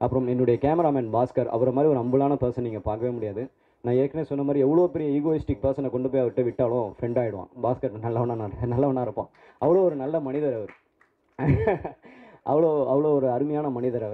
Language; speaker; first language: Tamil; native; Tamil